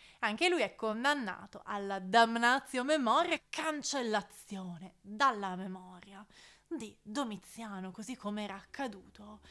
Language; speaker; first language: Italian; native; Italian